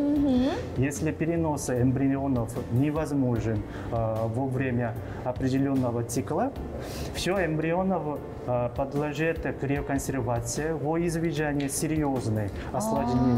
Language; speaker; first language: Russian; non-native, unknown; Korean